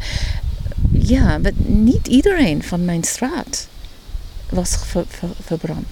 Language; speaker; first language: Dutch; early bilingual, heritage; Dutch